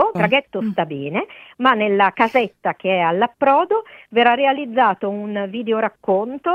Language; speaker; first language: Italian; native; Italian